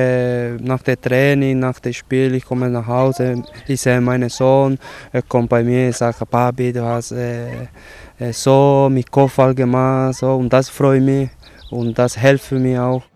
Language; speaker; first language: German; non-native, learner; Spanish